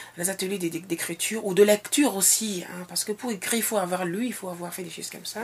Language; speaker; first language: French; non-native, local second language; Ewe